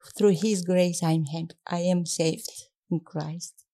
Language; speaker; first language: English; non-native, learner; Romanian